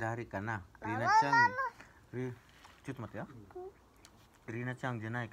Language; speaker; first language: Japanese; non-native, learner; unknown